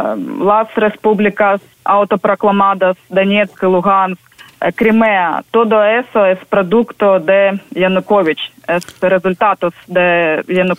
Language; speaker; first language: Spanish; non-native, learner; Ukrainian